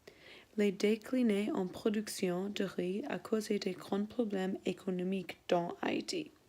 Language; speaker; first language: French; non-native, learner; English